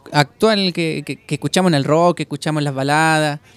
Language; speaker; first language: Spanish; native; Spanish